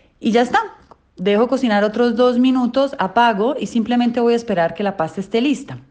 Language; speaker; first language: Spanish; non-native, fluent; Italian